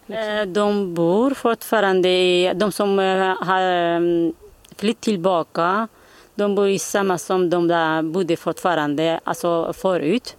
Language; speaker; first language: Swedish; non-native, learner; Kurdish